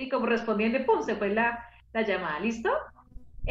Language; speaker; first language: Spanish; native; Spanish